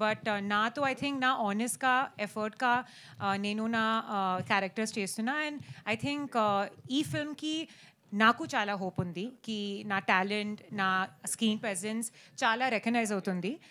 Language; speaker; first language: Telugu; non-native, learner; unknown